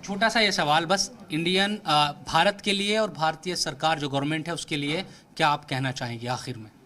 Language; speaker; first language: Hindi; native; Hindi